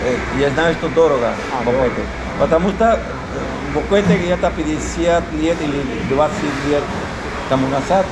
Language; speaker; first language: Russian; non-native, learner; Spanish